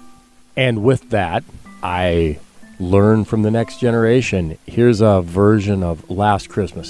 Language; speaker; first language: English; native; English